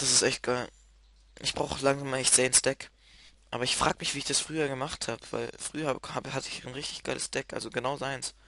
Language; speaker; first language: German; native; German